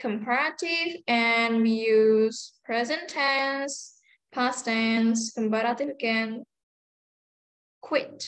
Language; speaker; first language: English; non-native, fluent; Indonesian